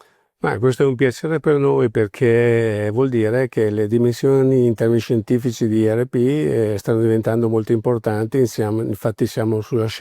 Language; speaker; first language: Italian; native; Italian